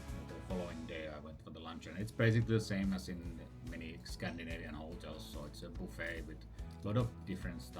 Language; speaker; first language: English; non-native, fluent; Finnish